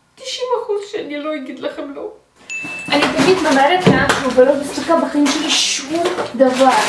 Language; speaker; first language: Hebrew; non-native, fluent; Russian